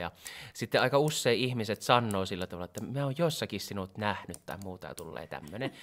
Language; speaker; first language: Finnish; native; Finnish